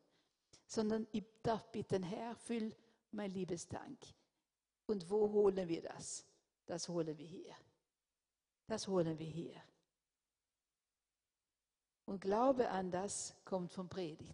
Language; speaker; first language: German; non-native, fluent; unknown